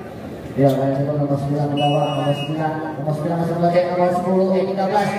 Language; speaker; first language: Malay; native; Malay